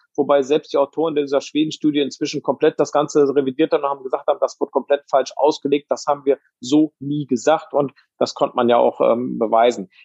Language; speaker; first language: German; native; German